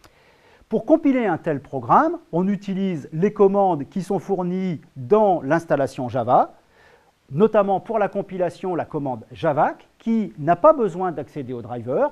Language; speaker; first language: French; native; French